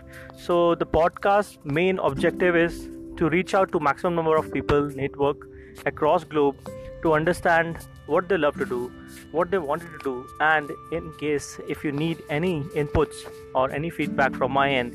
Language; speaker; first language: English; non-native, local second language; Hindi